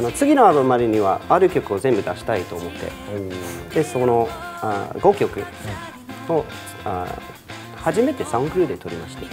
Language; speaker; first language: Japanese; non-native, fluent; English